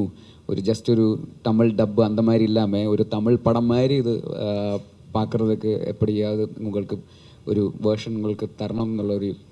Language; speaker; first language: Tamil; non-native, learner; Malayalam